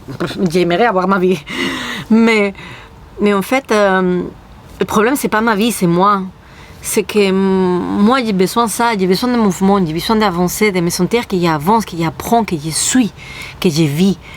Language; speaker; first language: French; non-native, fluent; Spanish